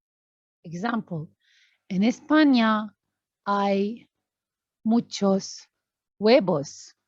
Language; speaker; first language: Spanish; non-native, learner; Arabic